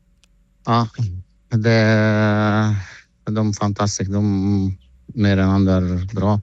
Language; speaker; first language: Swedish; non-native, learner; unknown